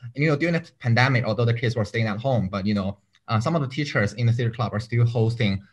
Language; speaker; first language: English; non-native, fluent; Chinese